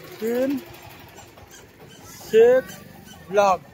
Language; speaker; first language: Hindi; non-native, local second language; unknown